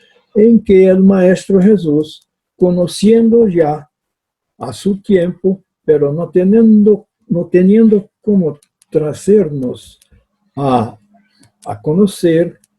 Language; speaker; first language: Spanish; non-native, fluent; Portuguese